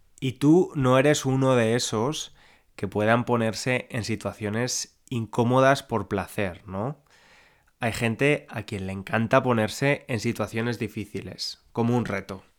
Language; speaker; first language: Spanish; native; Spanish